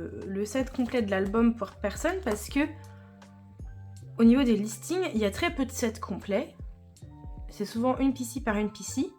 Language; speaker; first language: French; native; French